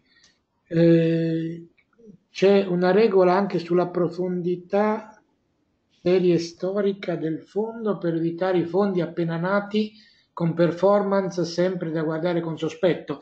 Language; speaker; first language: Italian; native; Italian